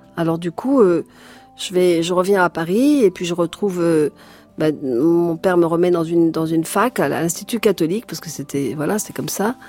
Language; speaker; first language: French; native; French